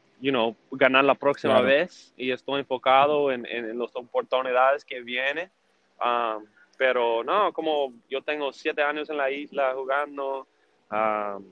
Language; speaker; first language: Spanish; early bilingual, heritage; English